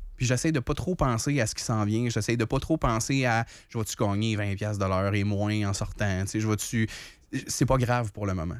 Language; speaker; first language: French; native; French